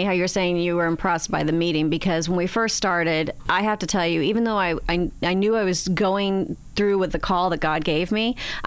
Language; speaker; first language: English; native; English